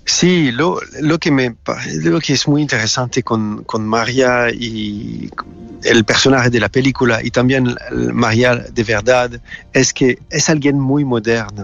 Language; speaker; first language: Spanish; non-native, fluent; French